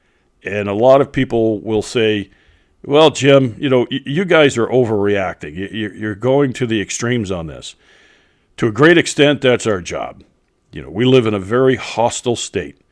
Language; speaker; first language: English; native; English